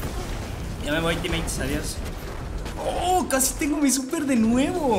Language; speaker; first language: Spanish; native; Spanish